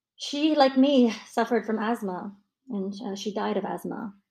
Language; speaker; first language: English; native; English